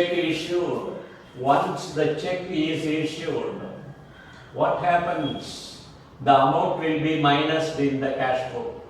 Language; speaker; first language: English; non-native, local second language; Tamil